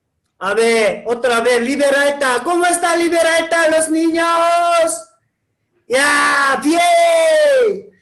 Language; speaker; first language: Spanish; non-native, learner; Korean